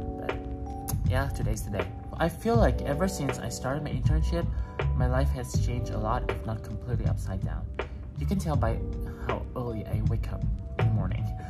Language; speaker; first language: English; non-native, fluent; Vietnamese